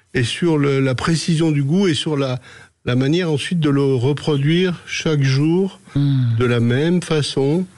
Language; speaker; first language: French; native; French